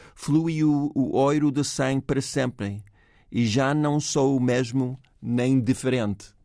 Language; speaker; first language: Portuguese; non-native, fluent; English